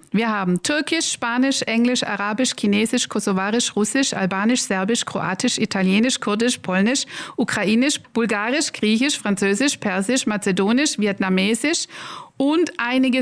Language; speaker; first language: German; native; German